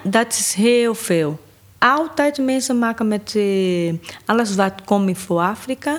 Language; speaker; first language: Dutch; non-native, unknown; Portuguese